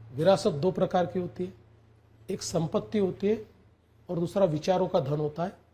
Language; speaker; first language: Hindi; non-native, local second language; Marathi